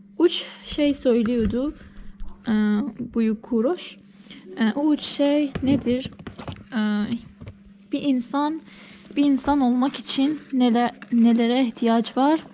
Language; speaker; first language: Turkish; non-native, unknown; Persian